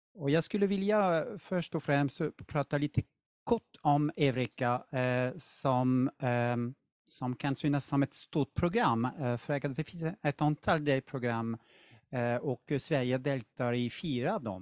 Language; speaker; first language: Swedish; non-native, fluent; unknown